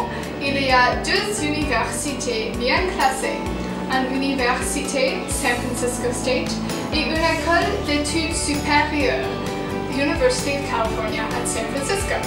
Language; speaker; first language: French; non-native, learner; English